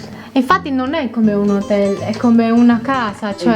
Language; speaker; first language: Italian; non-native, learner; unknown